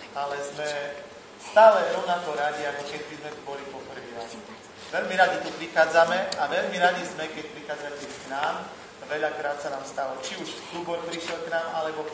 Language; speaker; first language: Slovak; non-native, local second language; Rusyn